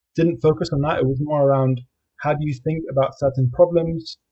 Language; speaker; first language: English; native; English